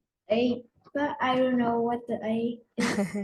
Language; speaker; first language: English; non-native, learner; Vietnamese